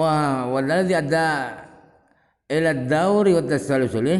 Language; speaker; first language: Arabic; non-native, fluent; Indonesian